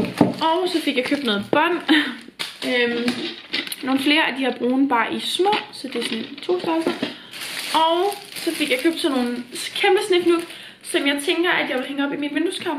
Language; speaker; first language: Danish; native; Danish